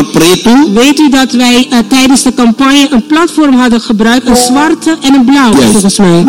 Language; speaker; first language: Dutch; non-native, fluent; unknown